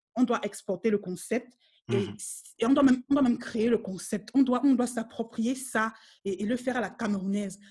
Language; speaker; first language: French; native; French